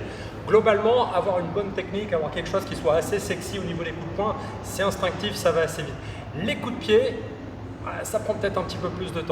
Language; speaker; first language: French; native; French